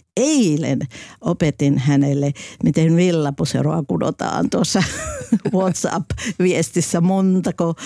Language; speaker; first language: Finnish; native; Finnish